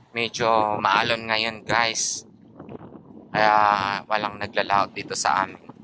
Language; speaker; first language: Filipino; non-native, local second language; Iloko